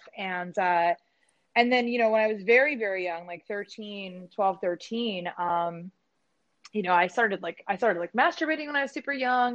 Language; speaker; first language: English; native; English